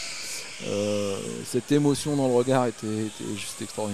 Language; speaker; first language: French; native; French